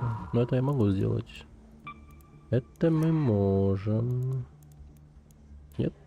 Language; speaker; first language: Russian; native; Russian